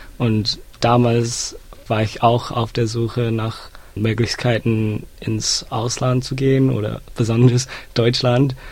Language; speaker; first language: German; non-native, fluent; Chinese